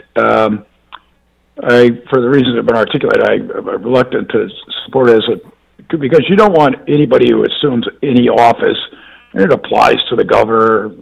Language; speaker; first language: English; native; English